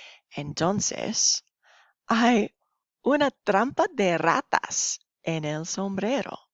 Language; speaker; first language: Spanish; non-native, fluent; English